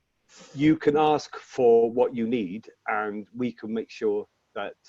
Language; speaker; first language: English; native; English